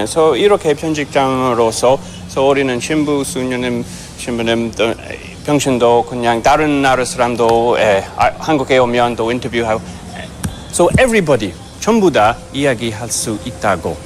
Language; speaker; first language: Korean; non-native, fluent; English